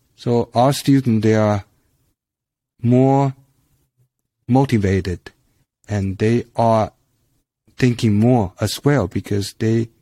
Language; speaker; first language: English; non-native, fluent; Chinese